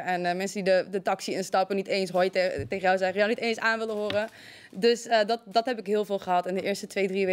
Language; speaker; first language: Dutch; native; Dutch